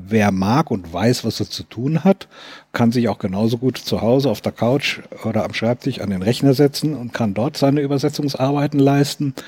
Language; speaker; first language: German; native; German